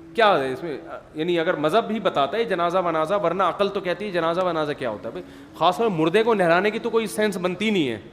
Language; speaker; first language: Urdu; native; Urdu